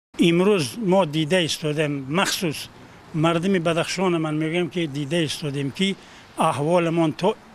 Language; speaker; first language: Tajik; non-native, local second language; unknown